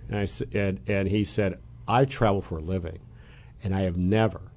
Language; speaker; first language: English; native; English